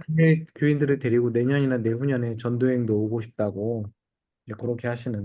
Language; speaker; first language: Korean; native; Korean